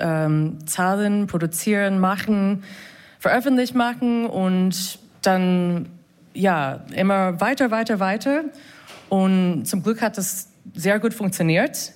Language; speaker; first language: German; non-native, fluent; English